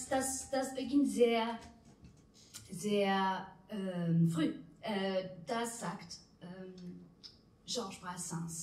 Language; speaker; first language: German; non-native, fluent; French